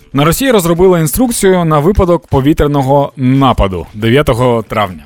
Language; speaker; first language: Ukrainian; non-native, local second language; Russian